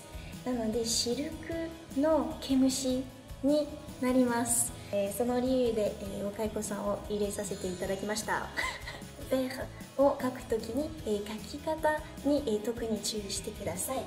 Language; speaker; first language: Japanese; non-native, fluent; French